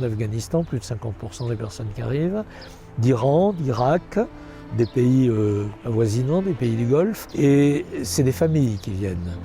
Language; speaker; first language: French; native; French